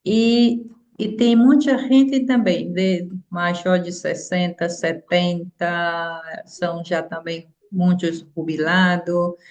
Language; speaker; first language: Portuguese; non-native, fluent; Spanish